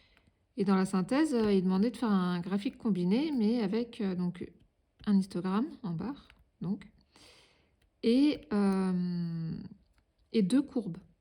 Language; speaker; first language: French; native; French